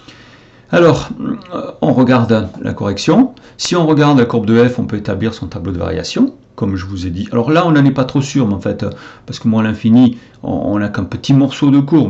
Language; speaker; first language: French; native; French